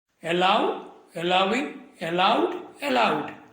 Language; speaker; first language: English; non-native, local second language; Malayalam